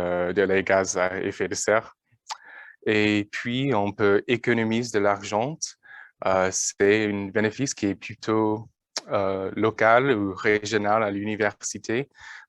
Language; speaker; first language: French; non-native, learner; English